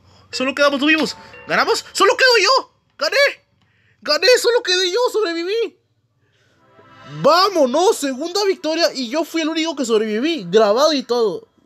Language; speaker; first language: Spanish; native; Spanish